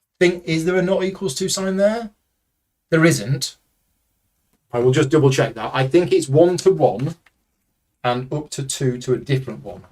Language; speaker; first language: English; native; English